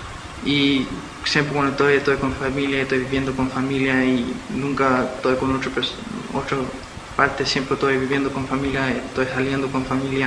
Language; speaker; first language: Spanish; early bilingual, heritage; Spanish